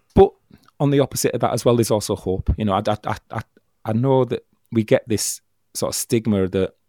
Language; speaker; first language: English; native; English